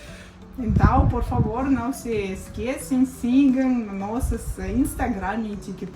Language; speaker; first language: Portuguese; non-native, fluent; Russian